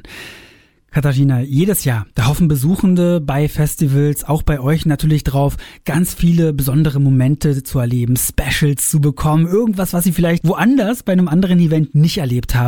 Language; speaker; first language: German; native; German